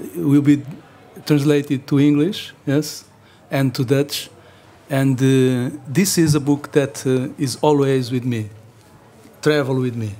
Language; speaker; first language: English; non-native, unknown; Portuguese